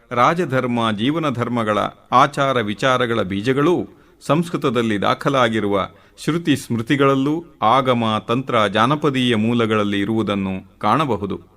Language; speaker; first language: Kannada; native; Kannada